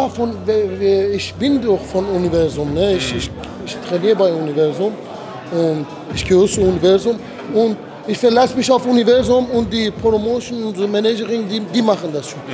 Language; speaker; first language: German; non-native, fluent; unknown